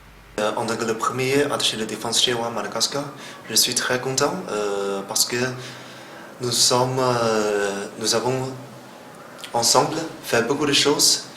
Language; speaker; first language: French; non-native, fluent; Chinese